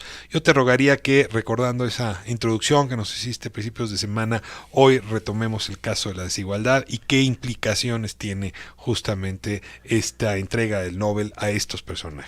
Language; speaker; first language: Spanish; native; Spanish